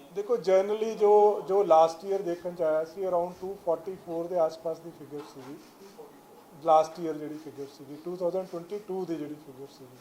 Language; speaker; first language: Hindi; non-native, local second language; Punjabi